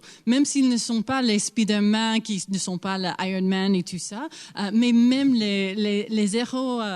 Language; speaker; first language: French; non-native, fluent; English